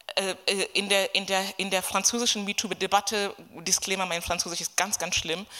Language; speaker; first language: German; non-native, fluent; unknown